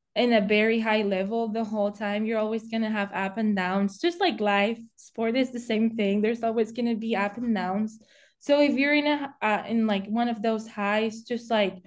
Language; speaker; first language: English; non-native, fluent; Spanish